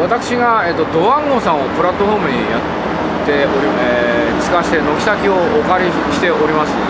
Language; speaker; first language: Japanese; native; Japanese